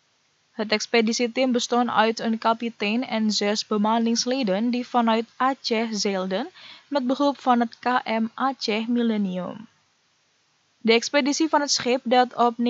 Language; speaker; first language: Dutch; non-native, fluent; Indonesian